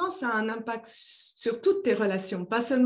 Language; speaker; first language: French; native; French